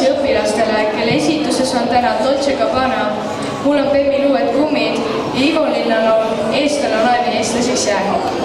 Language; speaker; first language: Estonian; native; Estonian